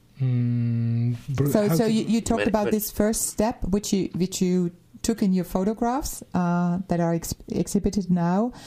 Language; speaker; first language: English; non-native, fluent; German